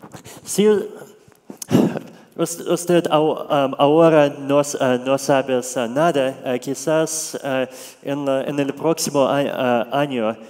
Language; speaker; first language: Spanish; non-native, learner; Russian